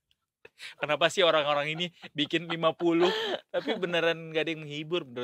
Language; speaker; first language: Indonesian; native; Indonesian